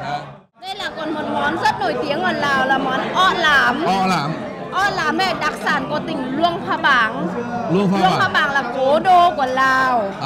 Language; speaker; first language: Vietnamese; non-native, fluent; Lao